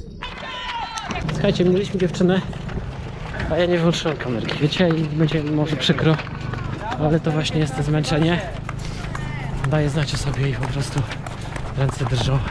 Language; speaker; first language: Polish; native; Polish